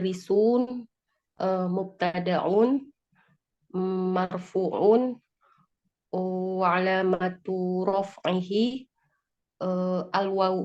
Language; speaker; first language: Arabic; non-native, learner; Indonesian